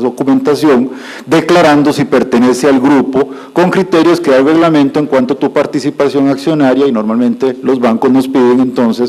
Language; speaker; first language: Spanish; native; Spanish